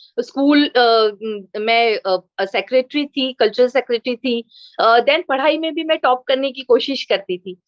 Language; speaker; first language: Hindi; non-native, local second language; Marathi